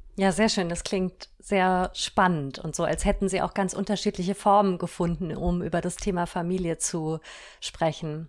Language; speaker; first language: German; native; German